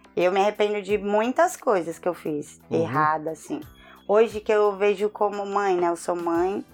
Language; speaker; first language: Portuguese; native; Portuguese